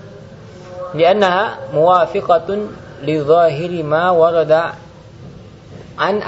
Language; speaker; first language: Arabic; non-native, fluent; Indonesian